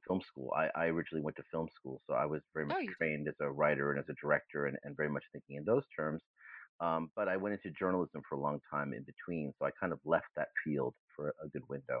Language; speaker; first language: English; early bilingual, other home language; German